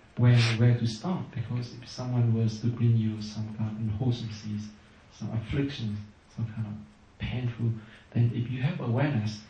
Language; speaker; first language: English; non-native, fluent; Vietnamese